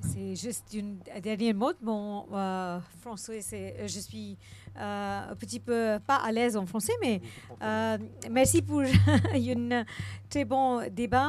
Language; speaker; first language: French; non-native, learner; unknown